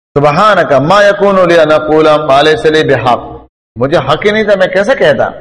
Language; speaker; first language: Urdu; non-native, local second language; Pashto